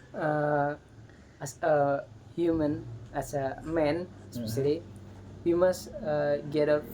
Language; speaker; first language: English; non-native, learner; Indonesian